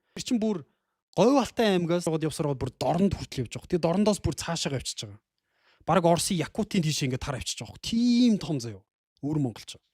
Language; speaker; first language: Mongolian; native; Mongolian